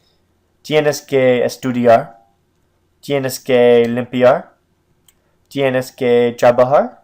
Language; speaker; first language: Spanish; non-native, fluent; English